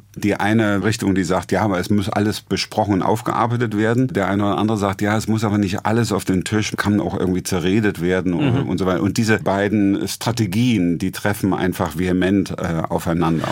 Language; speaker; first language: German; native; German